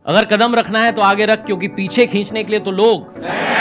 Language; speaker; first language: Hindi; native; Hindi